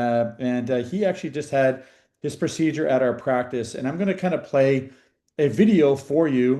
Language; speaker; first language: English; native; English